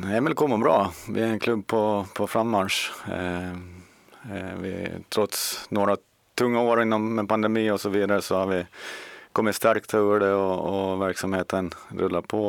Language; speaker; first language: Swedish; native; Swedish